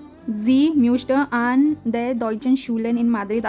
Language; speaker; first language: German; non-native, fluent; Hindi